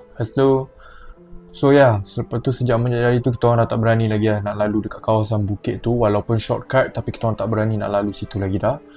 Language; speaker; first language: Malay; native; Malay